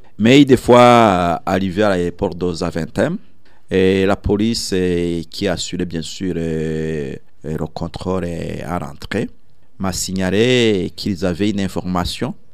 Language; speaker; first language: French; non-native, local second language; Rundi